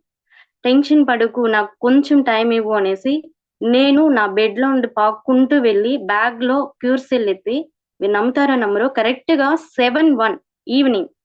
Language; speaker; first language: Telugu; native; Telugu